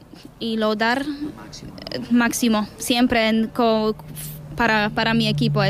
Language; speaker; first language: Spanish; non-native, learner; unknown